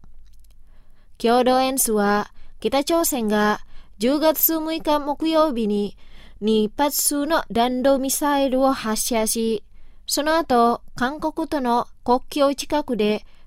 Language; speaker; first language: Japanese; non-native, fluent; Indonesian